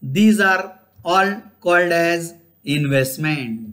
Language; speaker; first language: Hindi; non-native, local second language; Marathi